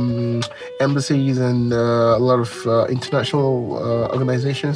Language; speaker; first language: English; non-native, local second language; Yoruba